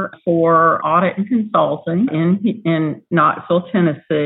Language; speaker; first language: English; native; English